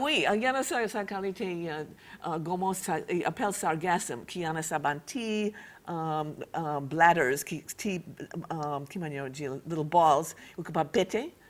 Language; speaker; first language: Haitian Creole; non-native, fluent; English